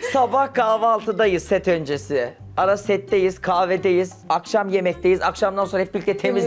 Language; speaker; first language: Turkish; native; Turkish